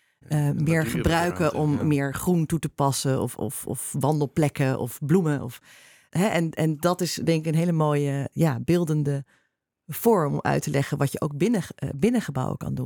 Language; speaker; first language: Dutch; native; Dutch